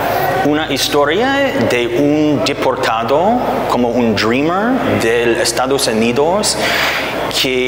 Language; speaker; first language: Spanish; non-native, learner; English